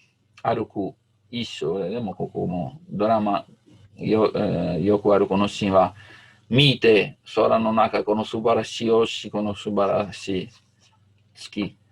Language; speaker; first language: Japanese; non-native, learner; Italian